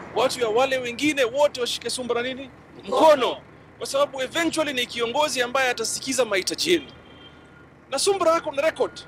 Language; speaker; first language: Swahili; native; Swahili